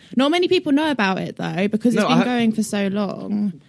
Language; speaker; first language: English; native; English